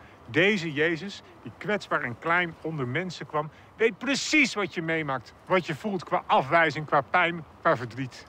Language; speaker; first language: Dutch; native; Dutch